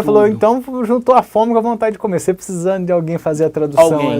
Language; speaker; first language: Portuguese; native; Portuguese